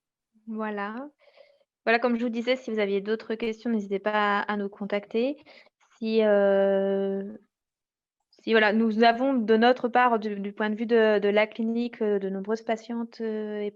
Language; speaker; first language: French; native; French